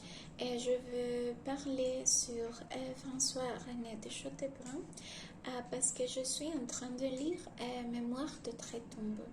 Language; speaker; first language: French; non-native, learner; Spanish